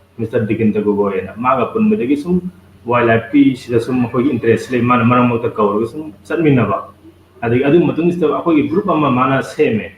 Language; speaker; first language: Manipuri; native; Manipuri